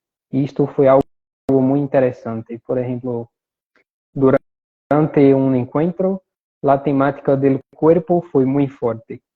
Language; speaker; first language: Spanish; non-native, fluent; Portuguese